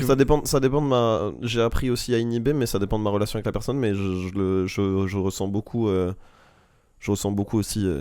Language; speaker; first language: French; native; French